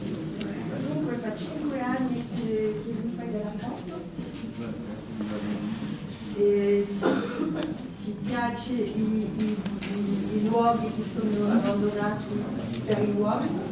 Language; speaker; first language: Italian; non-native, learner; French